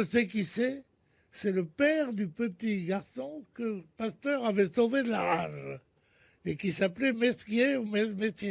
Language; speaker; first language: French; native; French